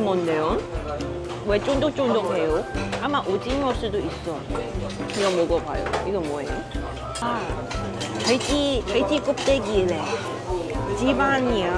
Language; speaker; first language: Korean; non-native, fluent; Cantonese